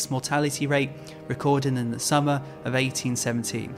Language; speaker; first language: English; native; English